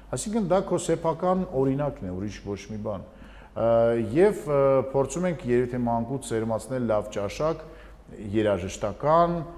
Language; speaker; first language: Armenian; native; Armenian